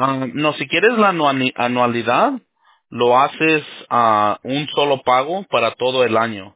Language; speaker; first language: Spanish; early bilingual, heritage; Spanish